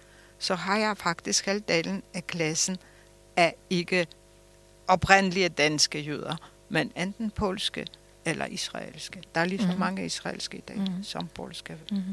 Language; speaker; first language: Danish; early bilingual, other home language; Polish